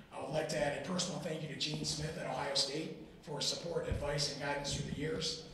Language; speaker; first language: English; native; English